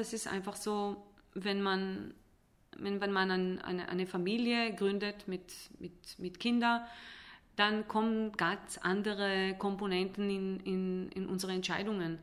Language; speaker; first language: German; non-native, fluent; Hebrew